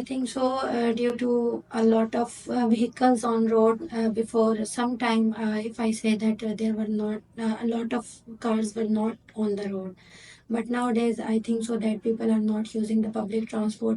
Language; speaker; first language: English; non-native, learner; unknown